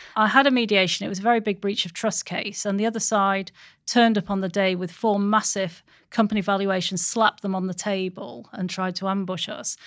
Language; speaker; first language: English; native; English